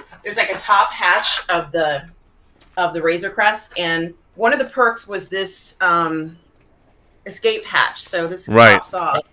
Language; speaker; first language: English; native; English